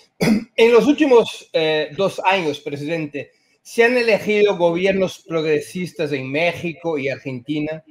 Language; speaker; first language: Spanish; non-native, fluent; Portuguese